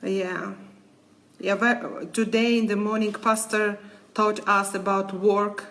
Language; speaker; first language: English; non-native, learner; Ukrainian